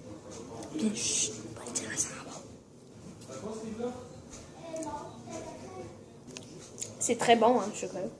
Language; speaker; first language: French; native; French